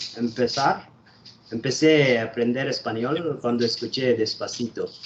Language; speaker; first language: Spanish; non-native, learner; Bangla